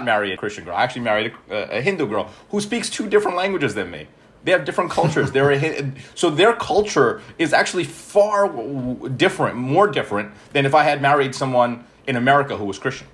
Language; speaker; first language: English; early bilingual, other home language; Malayalam